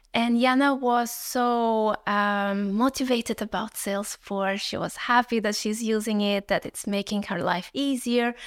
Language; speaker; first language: English; non-native, fluent; Uzbek